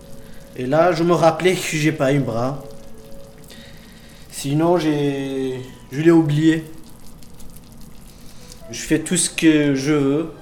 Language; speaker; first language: French; non-native, learner; Kurdish